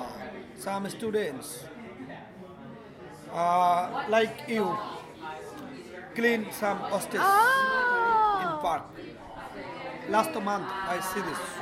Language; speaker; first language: English; non-native, learner; Bangla